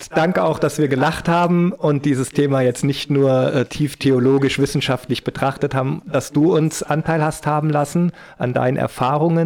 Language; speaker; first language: German; native; German